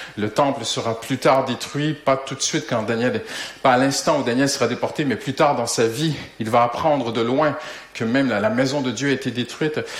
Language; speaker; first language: French; native; French